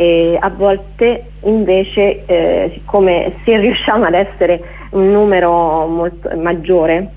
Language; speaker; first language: Italian; native; Italian